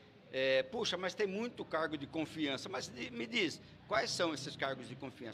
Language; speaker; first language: Portuguese; native; Portuguese